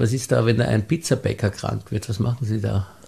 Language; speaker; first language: German; native; German